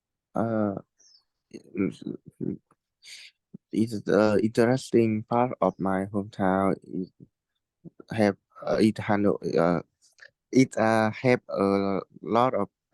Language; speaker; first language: English; non-native, learner; Vietnamese